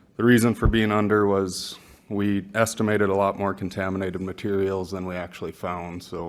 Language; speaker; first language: English; native; English